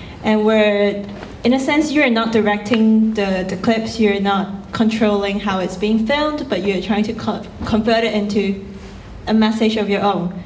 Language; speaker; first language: English; non-native, local second language; Cantonese